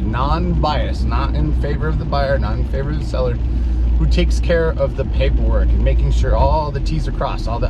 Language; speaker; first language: English; native; English